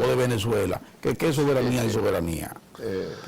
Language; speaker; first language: Spanish; native; Spanish